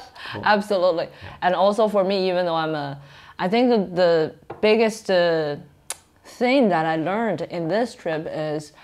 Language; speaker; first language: English; non-native, fluent; Chinese